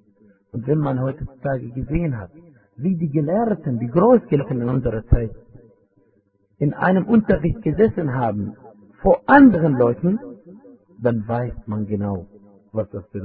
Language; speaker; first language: German; non-native, fluent; Arabic